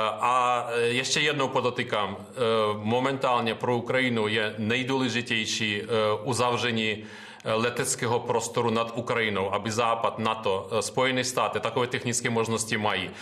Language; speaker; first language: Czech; non-native, fluent; Ukrainian